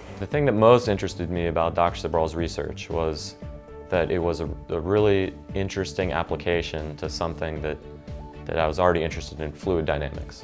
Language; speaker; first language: English; native; English